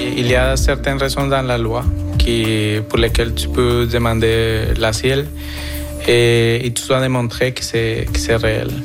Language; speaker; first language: French; non-native, fluent; Spanish